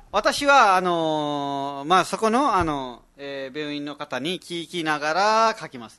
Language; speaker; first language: Japanese; non-native, fluent; Nepali